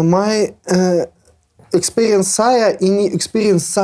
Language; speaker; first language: Indonesian; non-native, learner; Russian